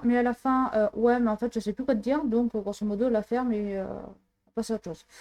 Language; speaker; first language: French; native; French